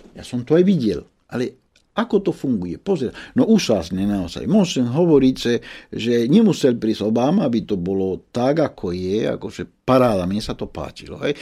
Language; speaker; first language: Slovak; non-native, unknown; Spanish